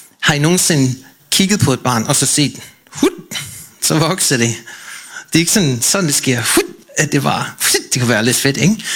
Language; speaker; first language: Danish; non-native, fluent; English